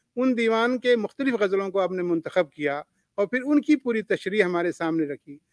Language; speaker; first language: Urdu; native; Urdu